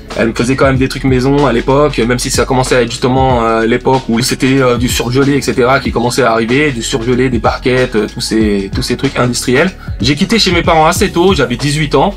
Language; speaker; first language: French; native; French